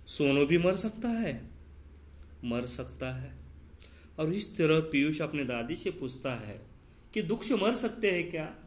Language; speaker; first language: Hindi; non-native, local second language; Marathi